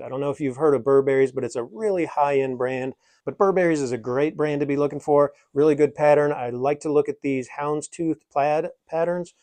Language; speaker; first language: English; native; English